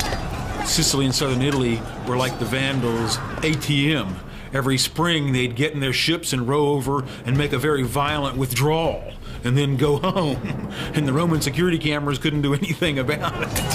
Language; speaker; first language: English; native; English